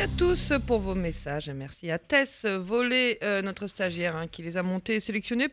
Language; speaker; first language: French; native; French